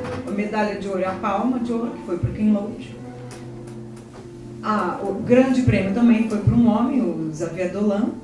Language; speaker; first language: Portuguese; native; Portuguese